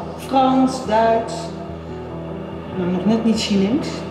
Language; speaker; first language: Dutch; native; Dutch